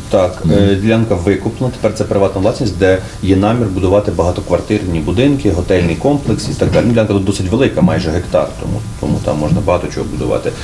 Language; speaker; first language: Ukrainian; native; Ukrainian